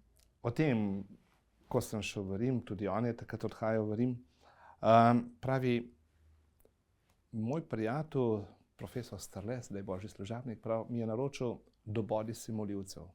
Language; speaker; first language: Slovenian; native; Slovenian